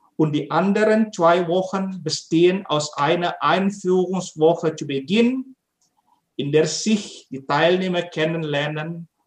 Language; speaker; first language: German; non-native, fluent; Indonesian